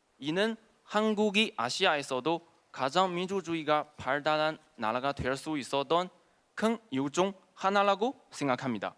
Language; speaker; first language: Korean; non-native, fluent; Chinese